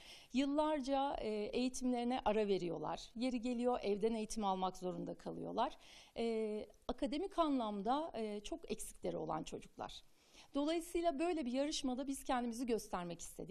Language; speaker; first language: Turkish; native; Turkish